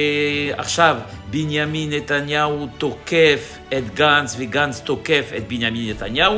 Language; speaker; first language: Hebrew; non-native, fluent; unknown